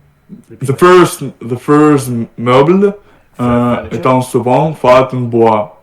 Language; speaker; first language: French; non-native, learner; Russian